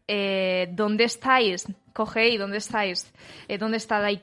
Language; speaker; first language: Spanish; native; Spanish